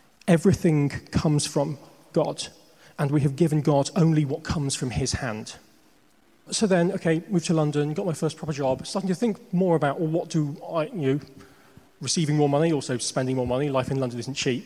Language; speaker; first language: English; native; English